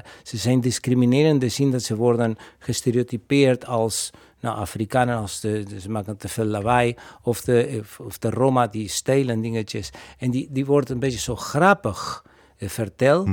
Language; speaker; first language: Dutch; non-native, fluent; Spanish